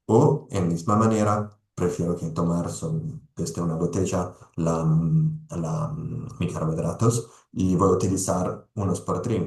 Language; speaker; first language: Spanish; non-native, fluent; Italian